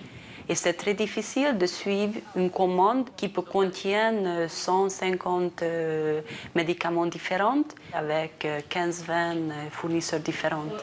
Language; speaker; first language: French; non-native, fluent; Hungarian